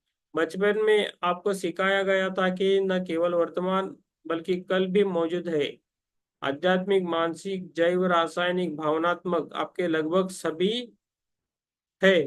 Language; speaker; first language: Hindi; non-native, local second language; Marathi